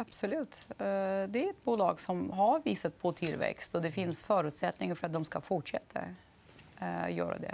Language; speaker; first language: Swedish; non-native, fluent; Russian